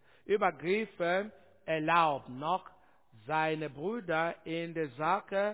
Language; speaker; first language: German; non-native, learner; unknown